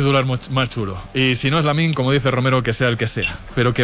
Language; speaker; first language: Spanish; native; Spanish